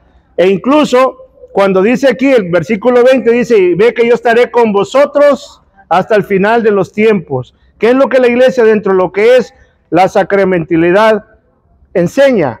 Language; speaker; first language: Spanish; native; Spanish